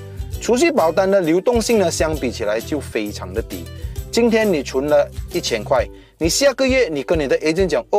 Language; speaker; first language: Chinese; native; Chinese